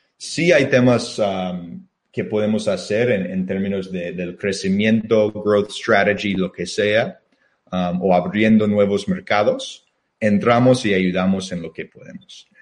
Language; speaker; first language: Spanish; non-native, fluent; English